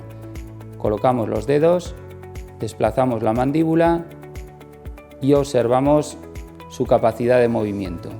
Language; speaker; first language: Spanish; native; Spanish